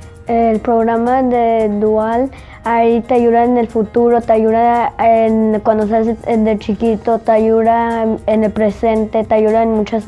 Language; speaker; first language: Spanish; early bilingual, heritage; Spanish